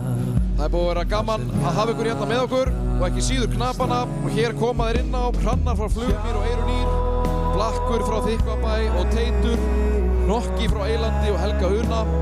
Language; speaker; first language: Icelandic; native; Icelandic